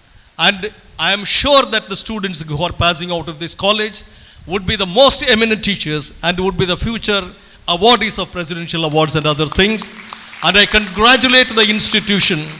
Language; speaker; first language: English; non-native, local second language; Tamil